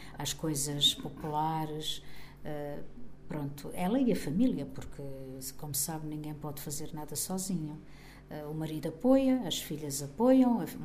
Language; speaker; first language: Portuguese; native; Portuguese